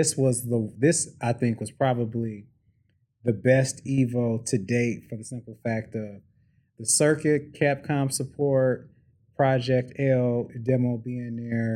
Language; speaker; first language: English; native; English